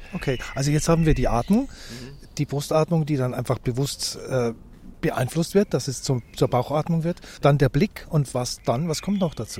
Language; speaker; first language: German; native; German